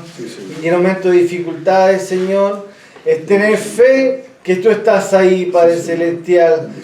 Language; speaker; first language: Spanish; native; Spanish